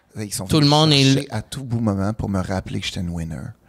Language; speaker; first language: French; native; French